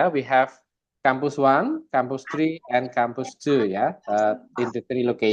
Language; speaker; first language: English; non-native, fluent; Indonesian